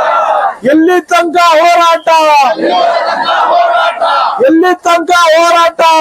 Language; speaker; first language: Kannada; non-native, local second language; Urdu